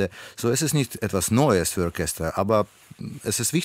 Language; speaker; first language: German; non-native, learner; Russian